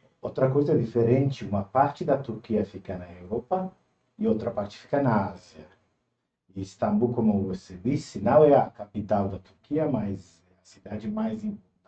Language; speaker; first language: Portuguese; non-native, fluent; Turkish